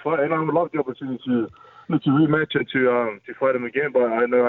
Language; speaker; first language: English; native; English